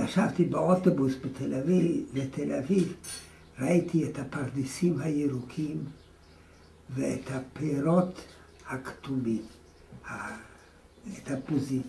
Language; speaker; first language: Hebrew; non-native, fluent; German